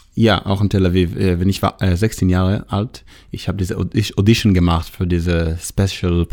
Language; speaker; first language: German; non-native, fluent; Hebrew